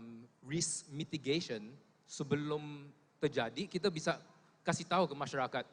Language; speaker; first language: Indonesian; non-native, fluent; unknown